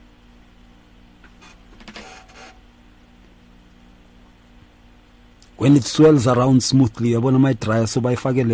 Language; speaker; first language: English; non-native, local second language; Zulu